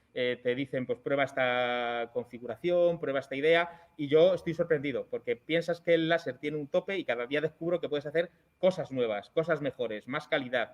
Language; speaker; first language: Spanish; native; Spanish